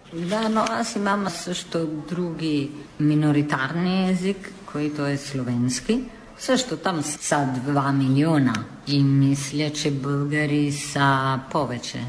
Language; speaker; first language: Bulgarian; non-native, learner; Italian